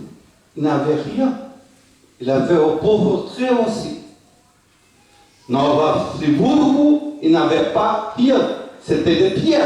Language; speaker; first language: French; non-native, fluent; Portuguese